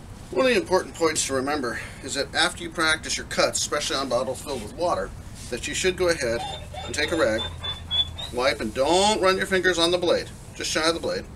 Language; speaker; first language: English; native; English